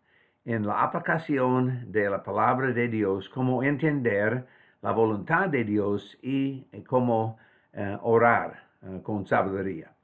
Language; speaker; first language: Spanish; non-native, fluent; English